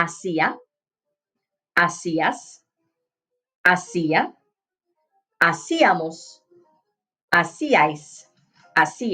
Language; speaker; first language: Spanish; non-native, fluent; English